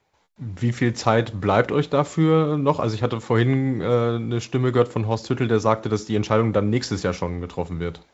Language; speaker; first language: German; native; German